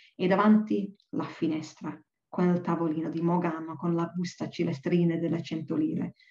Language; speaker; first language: Italian; non-native, fluent; Welsh